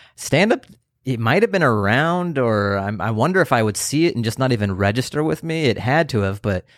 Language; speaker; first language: English; early bilingual, other home language; Persian